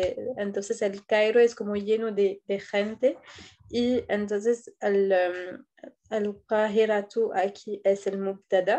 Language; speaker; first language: Spanish; non-native, fluent; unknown